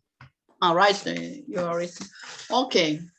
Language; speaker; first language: English; non-native, learner; Korean